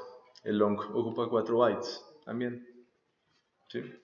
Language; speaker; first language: Spanish; native; Spanish